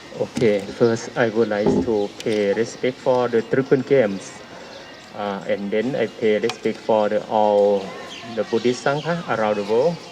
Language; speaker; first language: English; non-native, learner; Thai